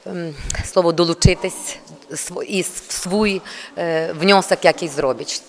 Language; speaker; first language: Polish; non-native, learner; Ukrainian